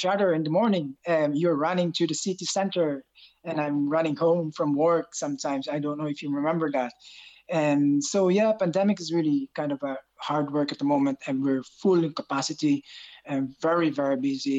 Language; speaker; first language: English; non-native, local second language; Hiligaynon